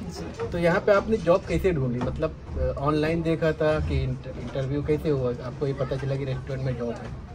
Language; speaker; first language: Hindi; native; Hindi